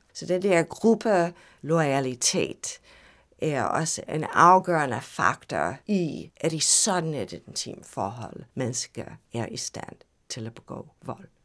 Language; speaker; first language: Danish; non-native, fluent; English